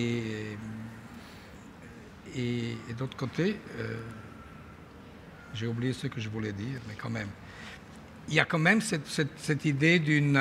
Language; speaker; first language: French; non-native, fluent; Italian